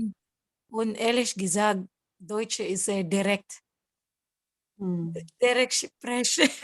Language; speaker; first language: German; non-native, learner; Cebuano